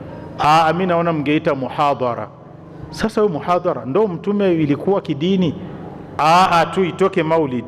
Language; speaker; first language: Swahili; non-native, local second language; Rundi